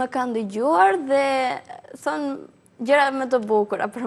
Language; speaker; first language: Albanian; early bilingual, heritage; Albanian